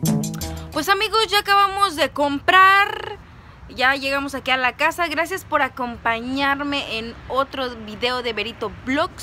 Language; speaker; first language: Spanish; native; Spanish